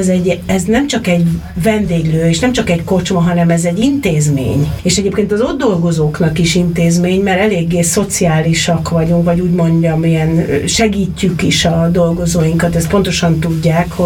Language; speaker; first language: Hungarian; native; Hungarian